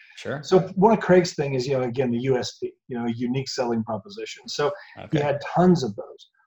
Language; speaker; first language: English; native; English